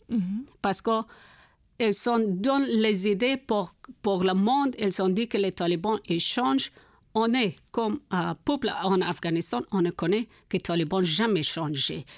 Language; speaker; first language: French; non-native, learner; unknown